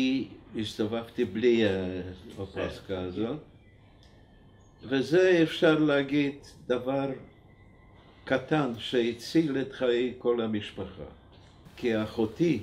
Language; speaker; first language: Hebrew; non-native, fluent; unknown